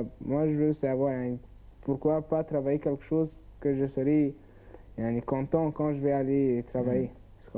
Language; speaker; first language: French; non-native, learner; Arabic